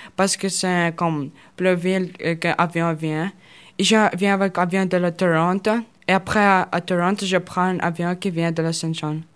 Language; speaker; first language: French; non-native, learner; Russian